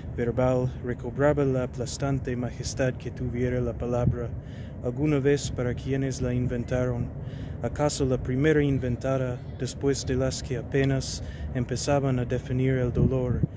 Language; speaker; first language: Spanish; non-native, fluent; English